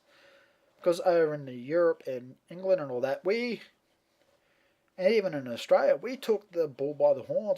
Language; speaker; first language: English; native; English